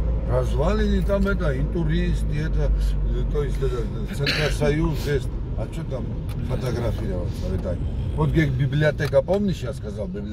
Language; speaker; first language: Russian; non-native, local second language; Georgian